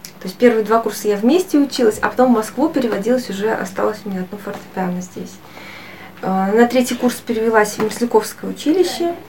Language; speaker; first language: Russian; native; Russian